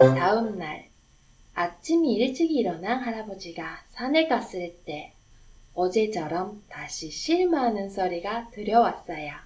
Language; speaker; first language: Korean; non-native, fluent; Japanese